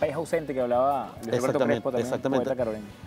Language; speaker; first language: Spanish; native; Spanish